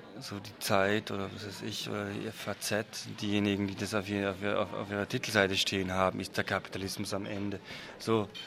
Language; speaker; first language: German; native; German